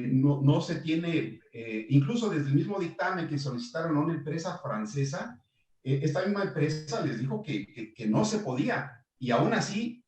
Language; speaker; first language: Spanish; native; Spanish